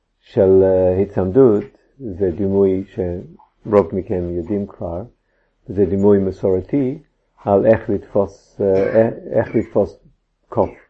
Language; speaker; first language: Hebrew; non-native, fluent; English